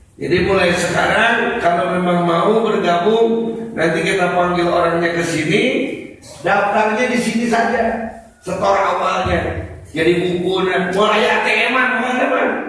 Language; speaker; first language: Malay; non-native, local second language; Sundanese